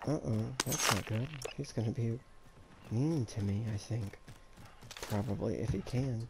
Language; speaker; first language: English; native; English